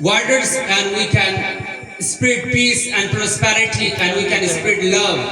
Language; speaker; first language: English; non-native, local second language; Bangla